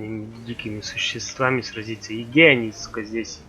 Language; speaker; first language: Russian; native; Russian